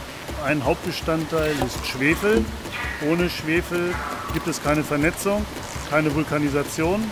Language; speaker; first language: German; native; German